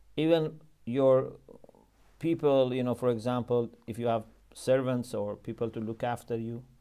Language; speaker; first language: English; non-native, fluent; Persian